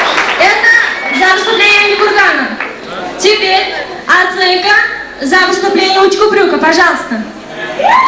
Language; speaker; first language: Russian; non-native, local second language; Uzbek